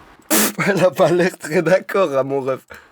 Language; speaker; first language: French; native; French